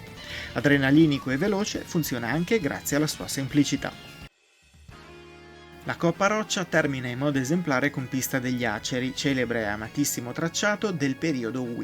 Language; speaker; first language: Italian; native; Italian